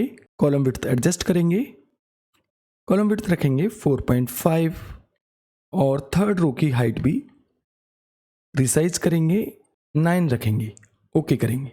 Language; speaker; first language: Hindi; native; Hindi